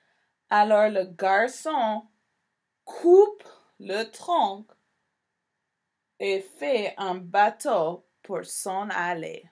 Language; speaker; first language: French; non-native, fluent; English